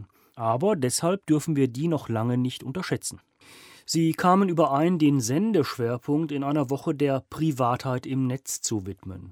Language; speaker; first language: German; native; German